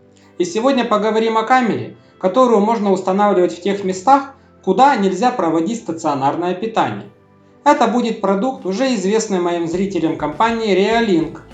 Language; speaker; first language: Russian; native; Russian